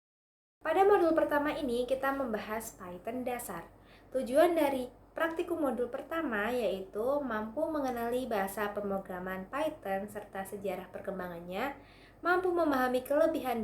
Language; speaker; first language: Indonesian; native; Indonesian